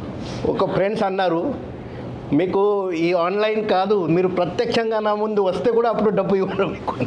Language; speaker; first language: Telugu; non-native, fluent; Marathi